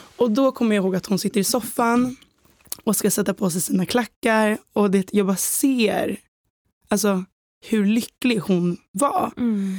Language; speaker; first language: Swedish; native; Swedish